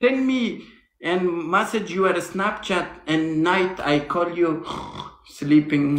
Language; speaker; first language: English; non-native, learner; Persian